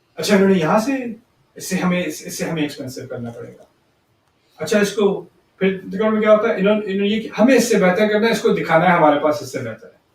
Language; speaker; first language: Urdu; early bilingual, heritage; Urdu